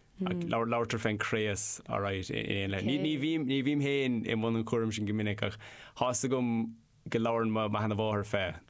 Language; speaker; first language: Irish; non-native, local second language; English